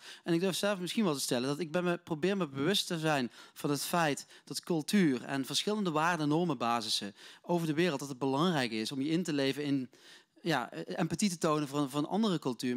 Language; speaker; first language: Dutch; native; Dutch